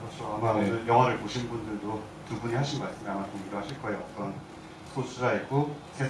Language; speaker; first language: Korean; native; Korean